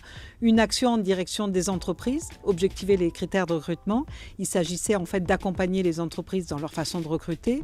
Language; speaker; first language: French; native; French